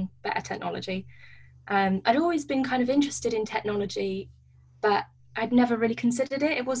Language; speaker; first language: English; native; English